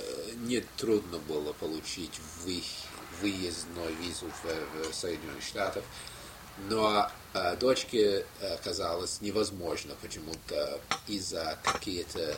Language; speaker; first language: Russian; non-native, fluent; English